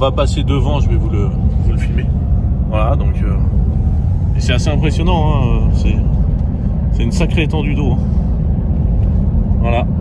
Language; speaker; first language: French; native; French